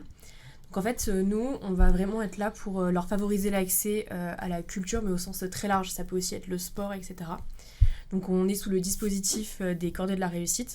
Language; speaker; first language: French; native; French